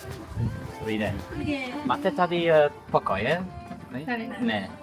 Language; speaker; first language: Czech; non-native, learner; English